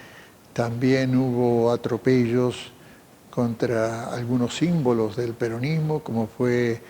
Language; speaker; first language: Spanish; native; Spanish